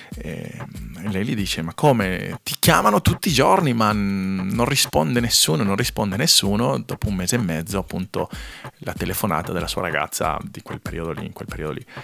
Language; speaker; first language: Italian; non-native, fluent; Spanish